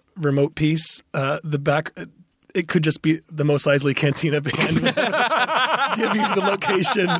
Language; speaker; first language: English; native; English